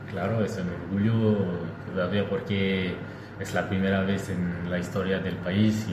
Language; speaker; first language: Spanish; non-native, learner; French